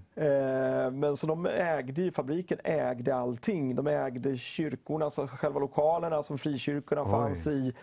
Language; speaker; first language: Swedish; native; Swedish